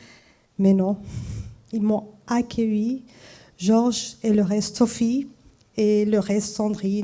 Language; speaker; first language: French; non-native, fluent; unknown